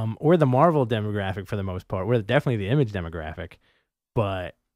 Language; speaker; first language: English; native; English